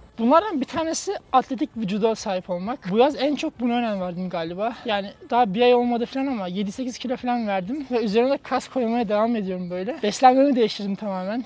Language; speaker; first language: Turkish; native; Turkish